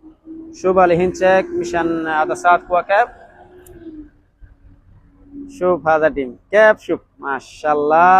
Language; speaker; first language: Arabic; non-native, learner; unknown